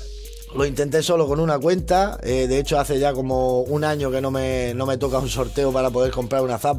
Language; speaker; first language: Spanish; native; Spanish